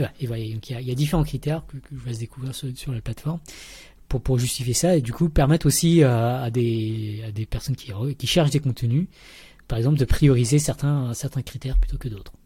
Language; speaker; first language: French; early bilingual, other home language; Vietnamese